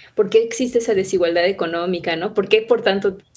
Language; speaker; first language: Spanish; native; Spanish